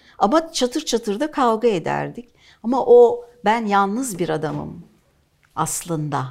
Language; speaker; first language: Turkish; native; Turkish